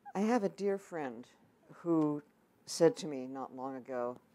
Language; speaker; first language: English; native; English